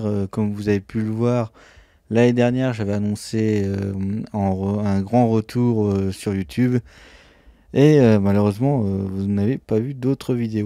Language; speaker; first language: French; native; French